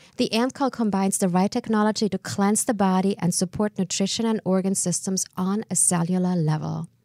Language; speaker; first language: English; non-native, fluent; German